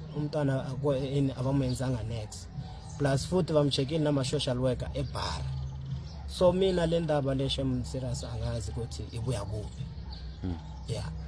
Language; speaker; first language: Zulu; non-native, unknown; Nyanja